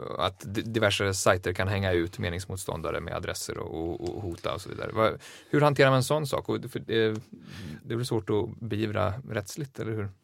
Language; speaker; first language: Swedish; native; Swedish